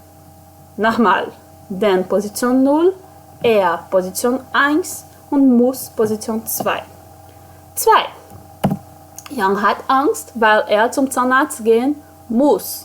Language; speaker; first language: German; non-native, fluent; Portuguese